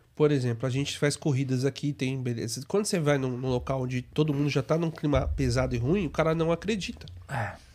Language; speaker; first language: Portuguese; native; Portuguese